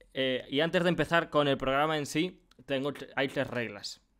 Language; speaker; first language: Spanish; native; Spanish